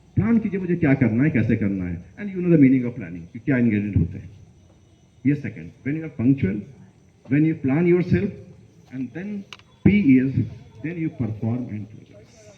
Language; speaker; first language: Hindi; non-native, local second language; Bangla